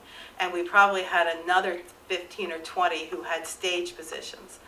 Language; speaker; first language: English; native; English